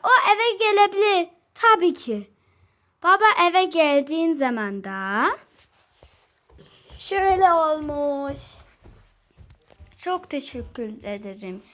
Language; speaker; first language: Turkish; early bilingual, heritage; Turkish